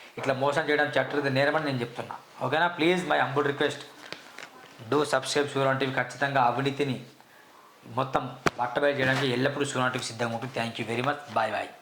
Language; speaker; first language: Telugu; native; Telugu